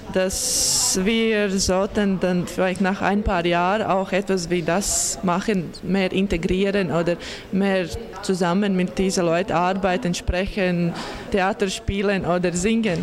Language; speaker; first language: German; non-native, learner; Latvian